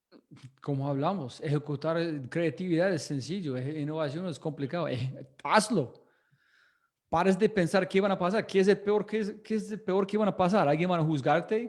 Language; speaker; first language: Spanish; non-native, fluent; English